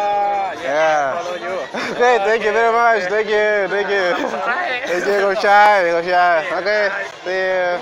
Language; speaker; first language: English; non-native, learner; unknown